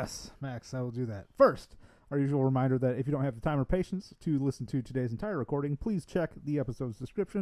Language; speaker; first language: English; native; English